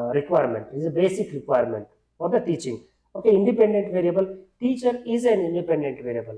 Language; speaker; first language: English; non-native, local second language; Kannada